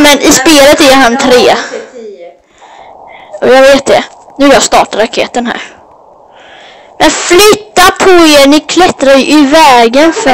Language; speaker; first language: Swedish; native; Swedish